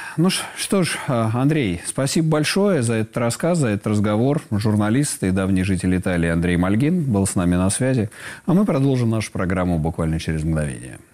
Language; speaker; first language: Russian; native; Russian